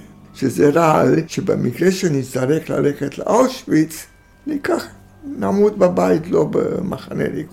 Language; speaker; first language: Hebrew; non-native, fluent; Romanian